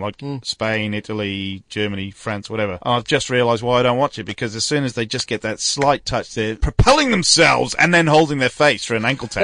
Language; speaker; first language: English; native; English